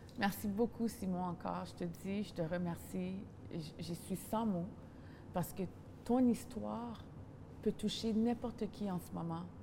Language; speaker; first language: French; native; French